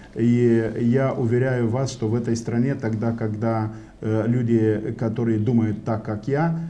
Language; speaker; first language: Russian; non-native, local second language; Romanian